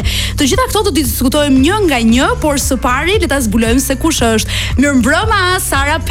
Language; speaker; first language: Albanian; native; Albanian